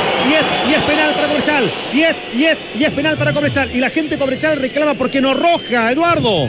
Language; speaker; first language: Spanish; native; Spanish